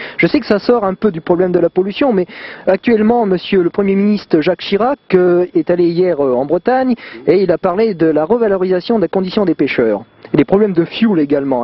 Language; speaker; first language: French; native; French